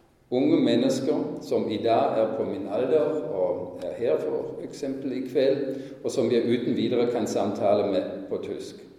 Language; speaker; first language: Norwegian; non-native, fluent; German